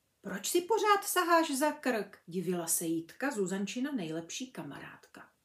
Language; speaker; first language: Czech; native; Czech